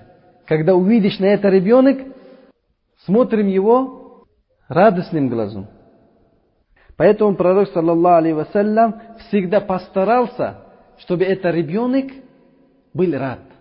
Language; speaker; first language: Russian; non-native, learner; Uzbek